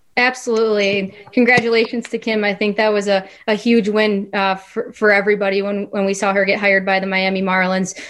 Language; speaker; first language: English; native; English